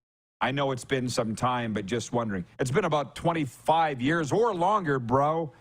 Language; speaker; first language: English; native; English